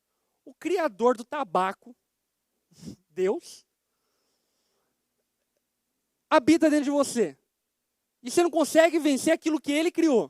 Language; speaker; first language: Portuguese; native; Portuguese